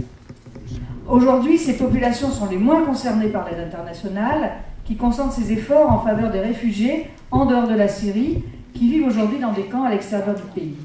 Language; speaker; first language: French; native; French